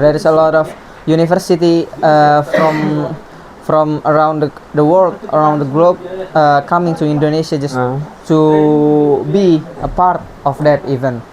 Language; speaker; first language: English; non-native, learner; Indonesian